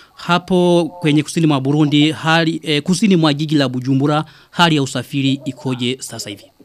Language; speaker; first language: Swahili; non-native, local second language; Rundi